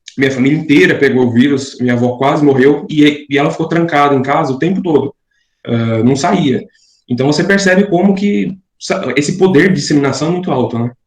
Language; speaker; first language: Portuguese; native; Portuguese